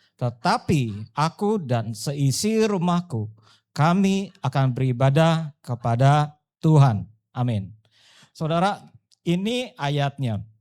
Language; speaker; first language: Indonesian; native; Indonesian